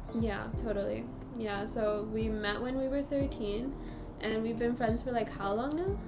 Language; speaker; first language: English; native; English